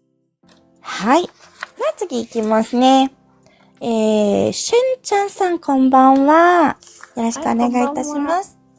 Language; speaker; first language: Japanese; non-native, fluent; Filipino